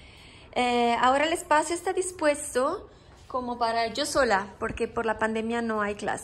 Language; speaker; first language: Spanish; non-native, fluent; Italian